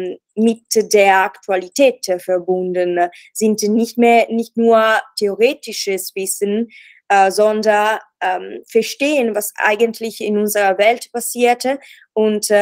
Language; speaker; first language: German; non-native, learner; Italian